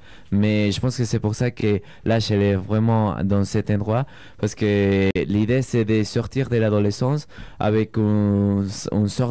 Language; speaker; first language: French; non-native, fluent; Spanish